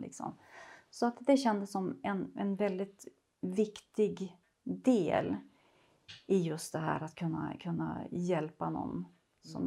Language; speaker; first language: Swedish; native; Swedish